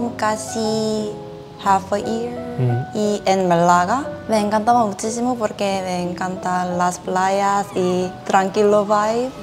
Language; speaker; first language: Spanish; non-native, learner; Korean